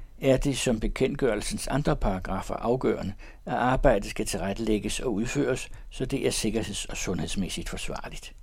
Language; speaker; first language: Danish; native; Danish